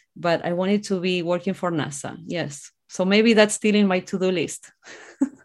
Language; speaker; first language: English; non-native, fluent; Spanish